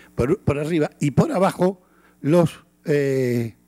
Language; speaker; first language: Spanish; native; Spanish